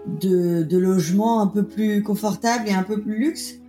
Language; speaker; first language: French; native; French